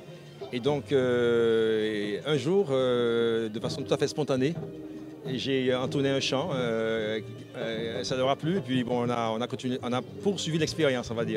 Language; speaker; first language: French; native; French